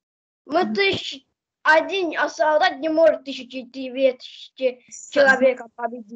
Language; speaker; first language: Russian; non-native, local second language; Azerbaijani